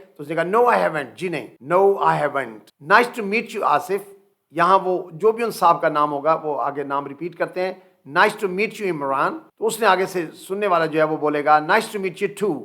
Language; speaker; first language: Urdu; native; Urdu